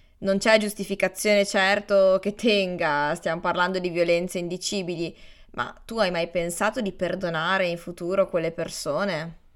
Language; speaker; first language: Italian; native; Italian